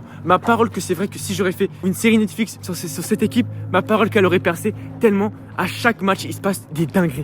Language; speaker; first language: French; native; French